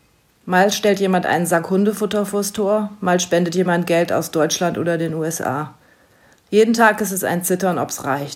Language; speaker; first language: German; native; German